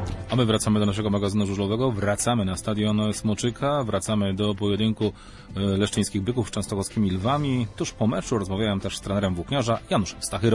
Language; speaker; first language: Polish; native; Polish